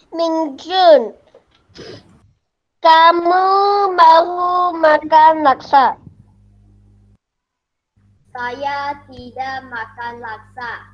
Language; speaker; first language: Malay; non-native, learner; Chinese